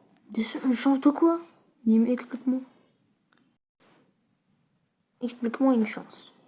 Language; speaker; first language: French; native; French